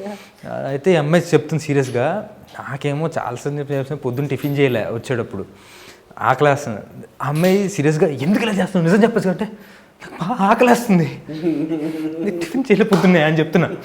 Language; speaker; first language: Telugu; native; Telugu